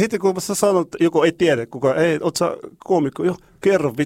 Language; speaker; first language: Finnish; non-native, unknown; Arabic